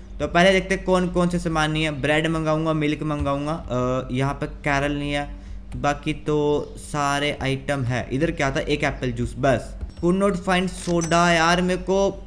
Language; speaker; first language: Hindi; native; Hindi